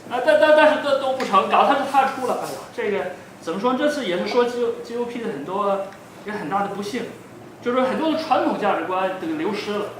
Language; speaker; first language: Chinese; native; Chinese